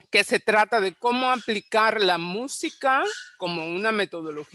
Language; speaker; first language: Spanish; non-native, fluent; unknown